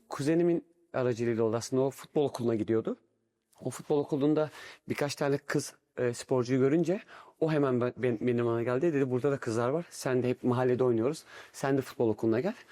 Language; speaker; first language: Turkish; native; Turkish